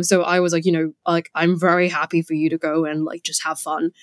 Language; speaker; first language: English; non-native, local second language; Cantonese